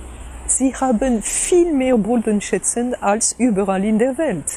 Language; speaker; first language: German; non-native, fluent; French